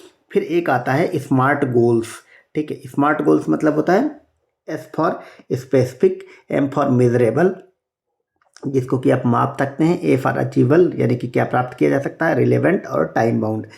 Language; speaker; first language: Hindi; native; Hindi